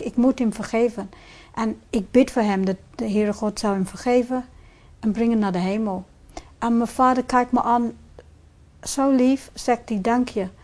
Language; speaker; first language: Dutch; non-native, fluent; English